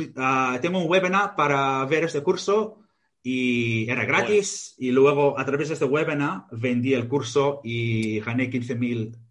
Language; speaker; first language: Spanish; non-native, fluent; English